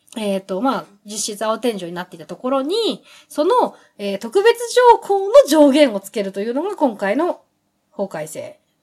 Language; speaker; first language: Japanese; native; Japanese